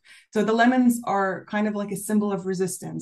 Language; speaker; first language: English; native; English